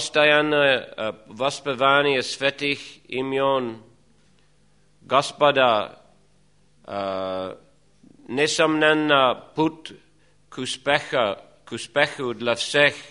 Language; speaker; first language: Russian; non-native, fluent; English